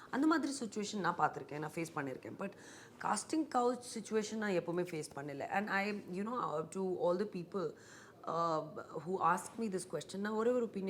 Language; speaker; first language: Tamil; non-native, learner; Hindi